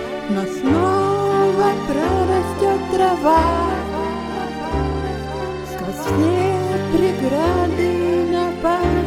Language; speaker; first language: Russian; native; Russian